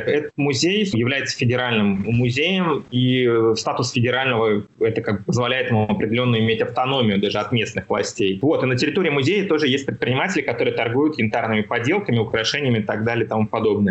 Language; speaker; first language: Russian; native; Russian